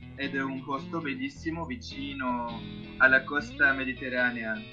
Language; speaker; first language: Italian; non-native, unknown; Arabic